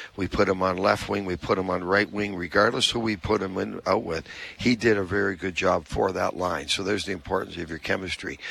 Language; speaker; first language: English; native; English